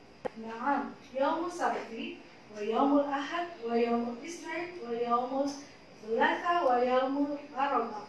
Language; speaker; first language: Arabic; non-native, learner; Indonesian